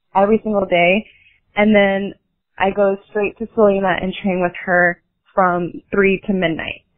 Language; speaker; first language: English; native; English